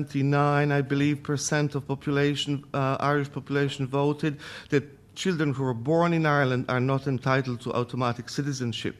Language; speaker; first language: English; non-native, fluent; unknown